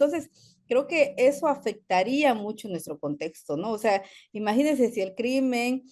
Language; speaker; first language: Spanish; native; Spanish